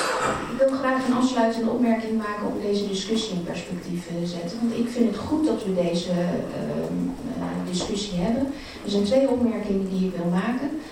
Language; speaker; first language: Dutch; native; Dutch